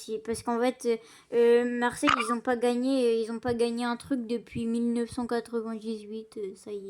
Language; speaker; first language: French; native; French